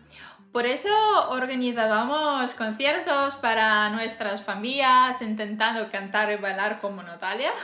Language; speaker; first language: Spanish; non-native, fluent; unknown